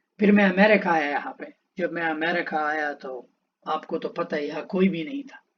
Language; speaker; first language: Urdu; non-native, local second language; Pashto